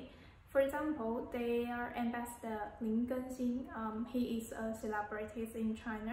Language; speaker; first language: English; non-native, fluent; Chinese